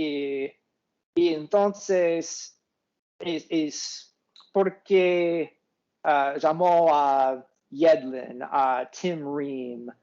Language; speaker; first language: Spanish; non-native, fluent; English